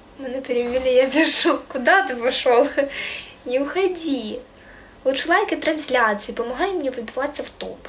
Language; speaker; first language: Russian; native; Russian